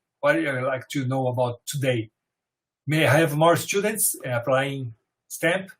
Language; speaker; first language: English; non-native, fluent; Portuguese